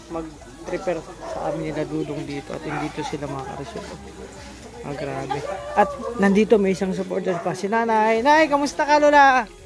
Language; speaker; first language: Filipino; native; Filipino